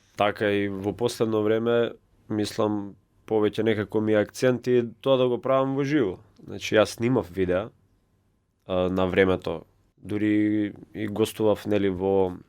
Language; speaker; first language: Macedonian; native; Macedonian